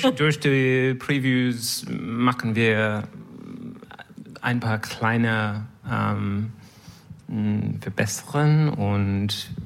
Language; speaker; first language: German; non-native, learner; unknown